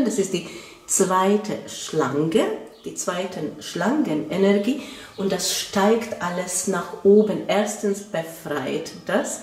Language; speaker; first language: German; non-native, fluent; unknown